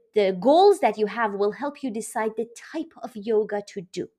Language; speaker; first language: English; non-native, fluent; Persian